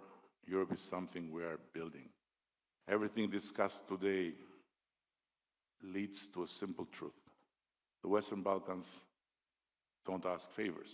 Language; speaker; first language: English; non-native, local second language; Albanian